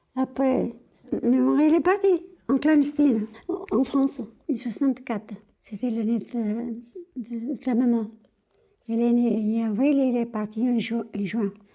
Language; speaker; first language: French; non-native, fluent; Portuguese